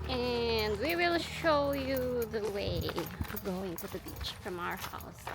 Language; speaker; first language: English; non-native, local second language; Filipino